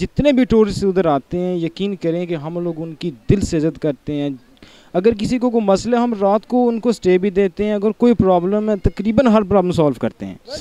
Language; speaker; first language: Hindi; non-native, local second language; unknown